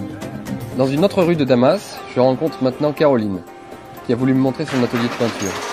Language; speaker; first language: French; native; French